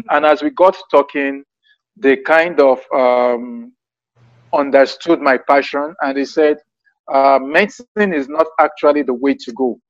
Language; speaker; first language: English; non-native, local second language; Yoruba